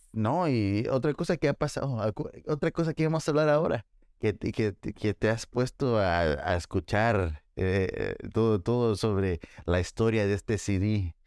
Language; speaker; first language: Spanish; early bilingual, heritage; Spanish